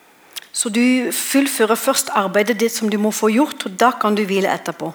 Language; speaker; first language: Norwegian; non-native, fluent; English